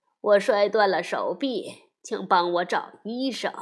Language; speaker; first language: Chinese; native; Chinese